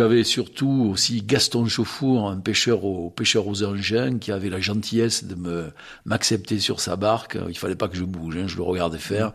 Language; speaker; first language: French; native; French